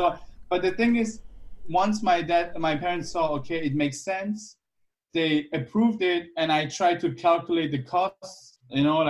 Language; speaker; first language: English; non-native, fluent; German